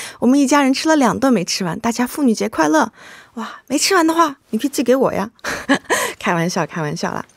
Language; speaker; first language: Chinese; native; Chinese